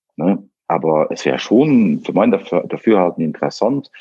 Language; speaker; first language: German; non-native, local second language; Luxembourgish